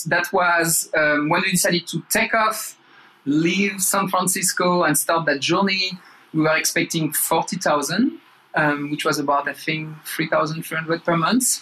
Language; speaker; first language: English; non-native, fluent; French